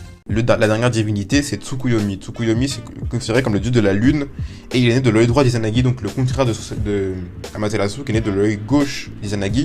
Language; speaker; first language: French; native; French